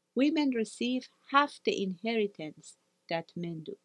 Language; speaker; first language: English; non-native, fluent; Persian